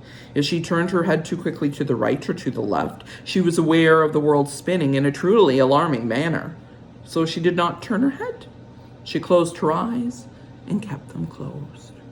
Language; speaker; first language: English; native; English